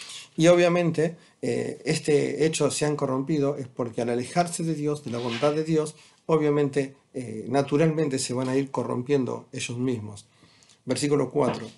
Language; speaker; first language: Spanish; native; Spanish